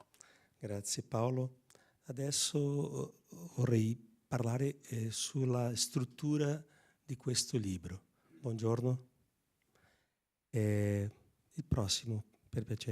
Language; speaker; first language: Italian; non-native, fluent; Portuguese